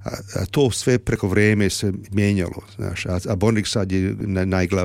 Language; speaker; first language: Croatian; early bilingual, heritage; Serbian